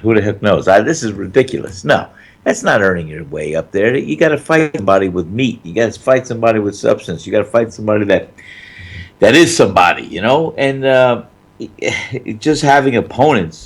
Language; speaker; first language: English; native; English